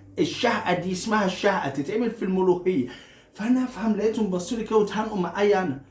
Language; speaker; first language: Egyptian Arabic; non-native, fluent; English